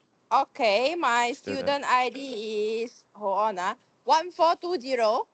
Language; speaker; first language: English; non-native, learner; Chinese